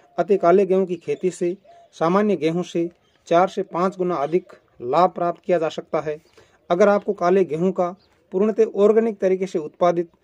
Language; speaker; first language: Hindi; native; Hindi